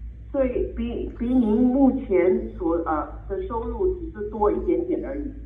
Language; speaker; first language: Chinese; native; Chinese